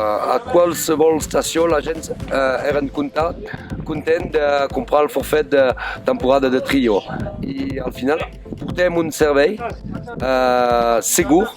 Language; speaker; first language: Catalan; non-native, fluent; French